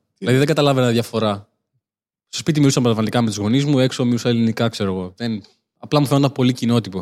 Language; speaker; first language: Greek; early bilingual, other home language; Albanian